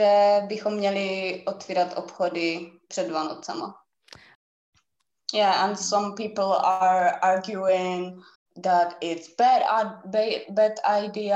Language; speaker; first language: English; non-native, learner; Czech